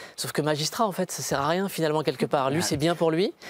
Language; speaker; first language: French; native; French